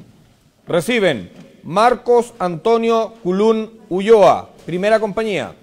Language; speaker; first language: Spanish; native; Spanish